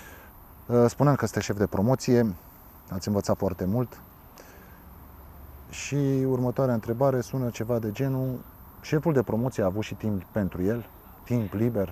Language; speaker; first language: Romanian; native; Romanian